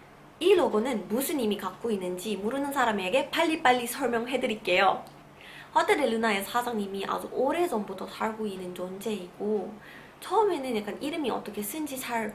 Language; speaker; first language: Korean; non-native, learner; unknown